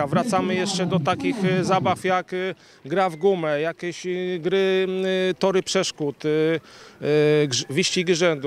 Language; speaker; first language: Polish; native; Polish